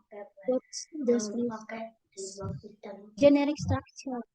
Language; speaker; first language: English; non-native, learner; Indonesian